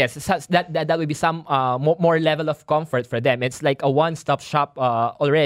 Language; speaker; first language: English; non-native, local second language; Filipino